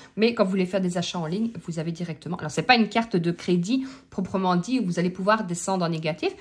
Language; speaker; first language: French; native; French